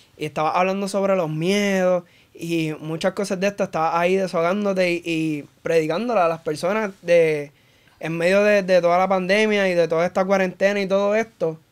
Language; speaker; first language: Spanish; native; Spanish